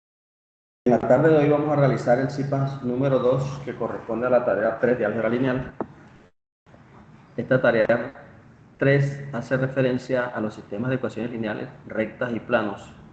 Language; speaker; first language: Spanish; native; Spanish